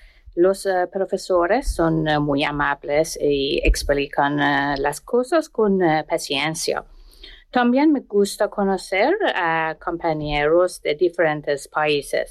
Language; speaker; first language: Spanish; non-native, learner; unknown